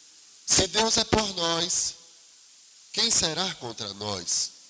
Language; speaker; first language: Portuguese; native; Portuguese